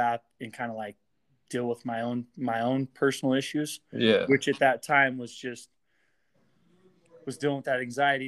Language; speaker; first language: English; native; English